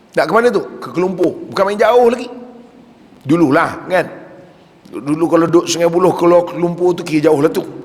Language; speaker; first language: Malay; native; Malay